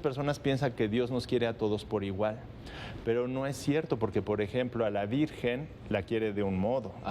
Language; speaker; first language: Spanish; native; Spanish